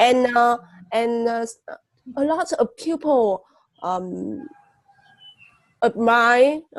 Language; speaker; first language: English; non-native, learner; Vietnamese